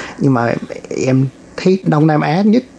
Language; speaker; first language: Vietnamese; non-native, learner; English